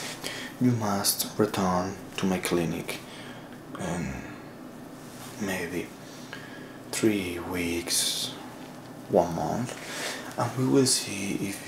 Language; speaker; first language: English; non-native, learner; Spanish